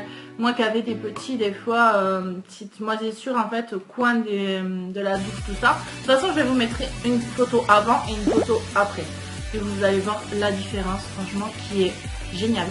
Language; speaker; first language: French; native; French